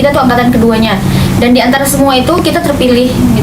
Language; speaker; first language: Indonesian; native; Indonesian